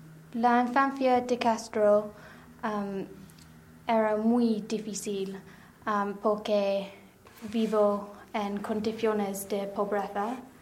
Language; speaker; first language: Spanish; non-native, learner; English